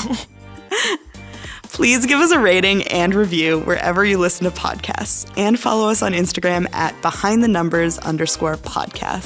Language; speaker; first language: English; native; English